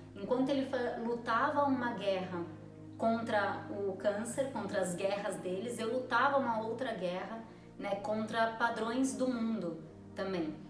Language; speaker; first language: Portuguese; native; Portuguese